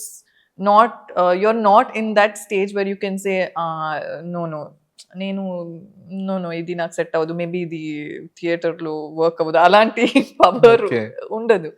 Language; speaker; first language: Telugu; non-native, fluent; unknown